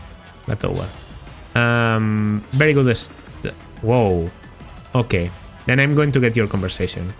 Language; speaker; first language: English; non-native, fluent; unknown